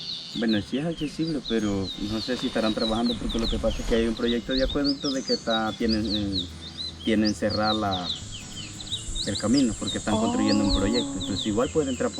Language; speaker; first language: Spanish; native; Spanish